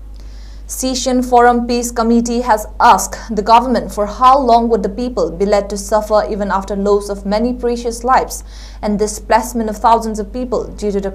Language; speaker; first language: English; non-native, local second language; Manipuri